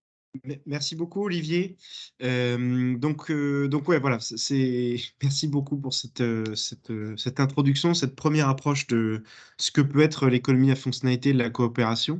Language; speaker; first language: French; native; French